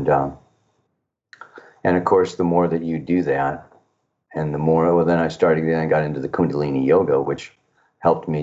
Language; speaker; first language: English; native; English